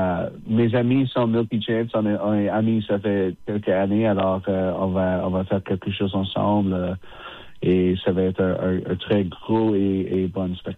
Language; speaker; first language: French; non-native, fluent; English